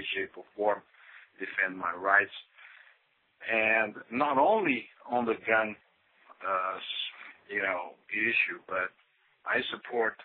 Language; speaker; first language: English; non-native, fluent; Portuguese